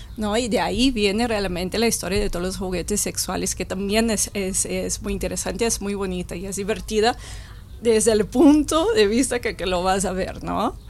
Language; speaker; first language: Spanish; non-native, fluent; Portuguese